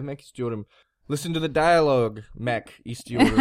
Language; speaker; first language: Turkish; non-native, learner; English